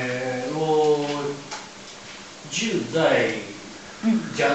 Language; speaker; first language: Chinese; non-native, learner; Japanese